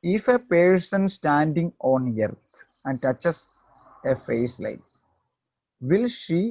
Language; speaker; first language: English; non-native, local second language; Malayalam